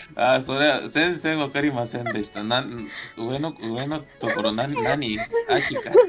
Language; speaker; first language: Japanese; non-native, learner; Spanish